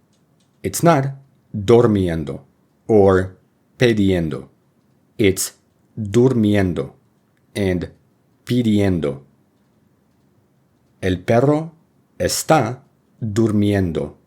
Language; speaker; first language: Spanish; non-native, fluent; English